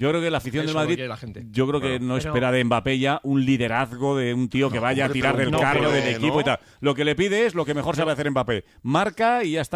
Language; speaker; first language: Spanish; native; Spanish